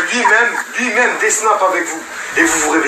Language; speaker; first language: French; native; French